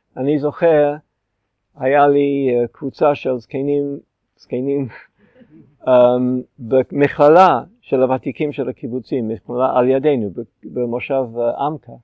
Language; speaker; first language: Hebrew; non-native, fluent; English